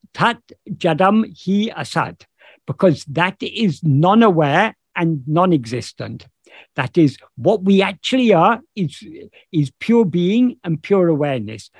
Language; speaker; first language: English; native; English